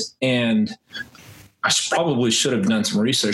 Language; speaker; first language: English; native; English